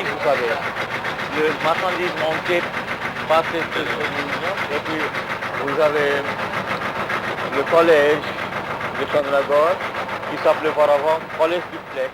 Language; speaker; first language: French; non-native, local second language; Bangla